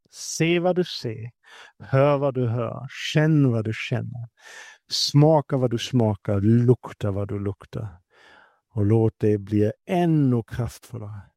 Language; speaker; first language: Swedish; non-native, fluent; German